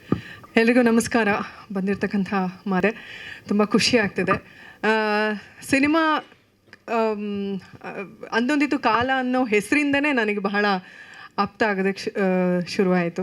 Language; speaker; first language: Kannada; native; Kannada